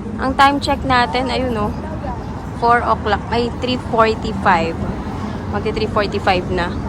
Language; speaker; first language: Filipino; native; Filipino